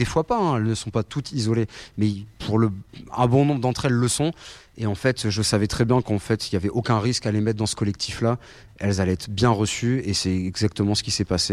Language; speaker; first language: French; native; French